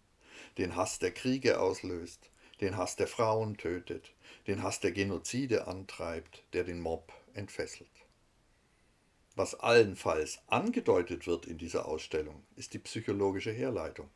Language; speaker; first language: German; native; German